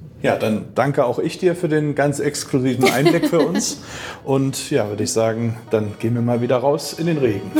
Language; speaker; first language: German; native; German